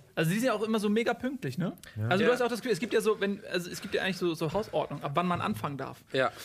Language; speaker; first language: German; native; German